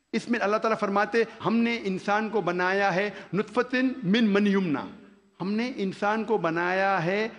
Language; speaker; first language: Hindi; non-native, local second language; Konkani